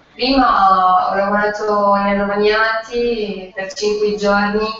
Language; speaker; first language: Italian; non-native, learner; Arabic